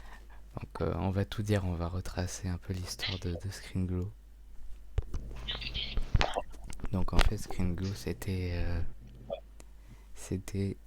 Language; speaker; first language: French; native; French